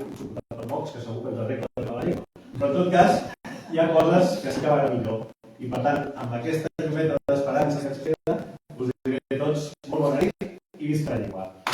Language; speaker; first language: Catalan; native; Catalan